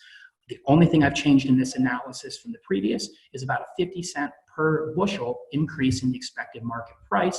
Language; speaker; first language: English; native; English